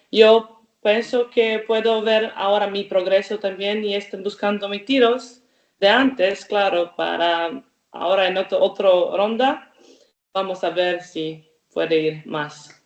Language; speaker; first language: Spanish; non-native, learner; Croatian